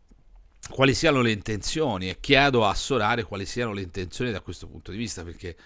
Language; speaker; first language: Italian; native; Italian